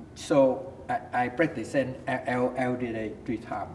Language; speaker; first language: English; non-native, learner; Vietnamese